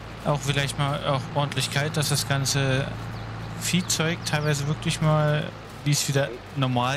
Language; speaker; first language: German; native; German